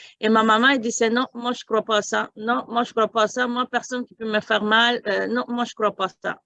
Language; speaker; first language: French; non-native, fluent; Spanish